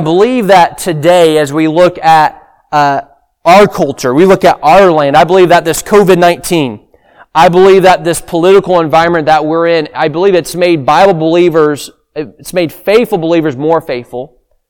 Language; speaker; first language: English; native; English